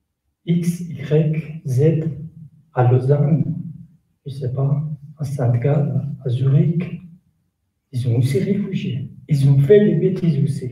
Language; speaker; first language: French; non-native, learner; Kurdish